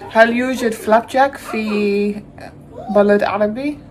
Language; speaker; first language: Arabic; non-native, learner; English